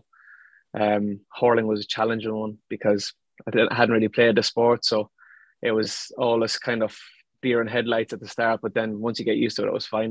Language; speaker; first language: English; native; English